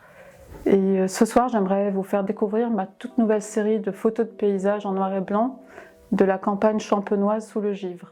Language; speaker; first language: French; non-native, local second language; Arabic